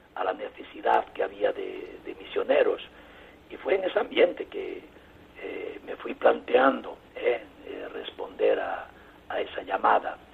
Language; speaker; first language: Spanish; native; Spanish